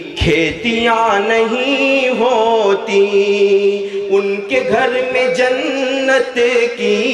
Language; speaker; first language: Hindi; native; Hindi